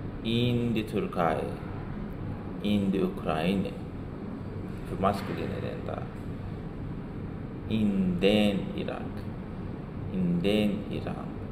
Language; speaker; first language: German; non-native, fluent; Azerbaijani